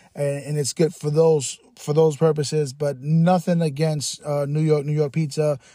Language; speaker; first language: English; native; English